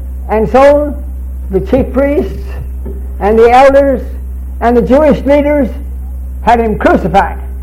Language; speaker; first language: English; early bilingual, other home language; Chinese